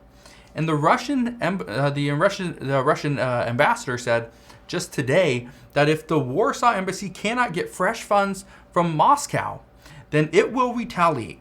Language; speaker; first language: English; native; English